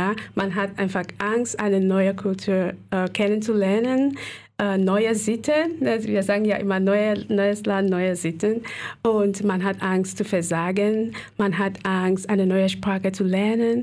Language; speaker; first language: German; non-native, fluent; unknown